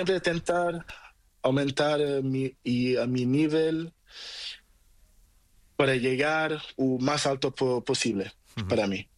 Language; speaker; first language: Spanish; non-native, learner; Portuguese